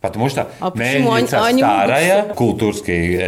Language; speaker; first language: Russian; non-native, learner; Latvian